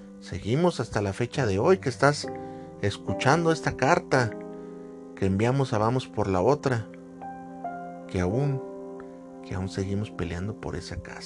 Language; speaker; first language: Spanish; native; Spanish